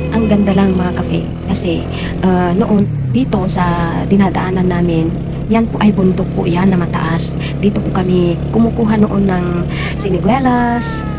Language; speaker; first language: Filipino; non-native, local second language; Iloko